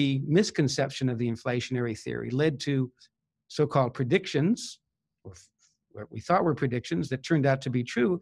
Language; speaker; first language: English; native; English